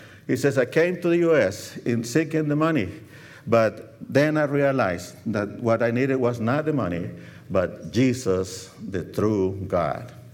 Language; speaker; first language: English; non-native, fluent; Spanish